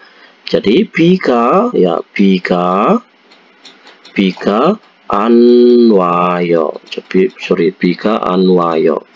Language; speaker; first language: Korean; non-native, fluent; Indonesian